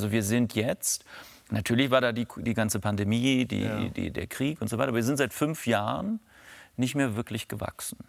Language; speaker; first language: German; native; German